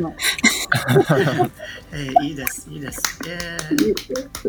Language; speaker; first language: Japanese; non-native, learner; English